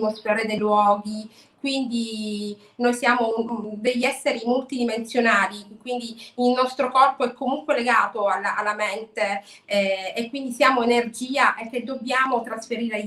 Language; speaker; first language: Italian; native; Italian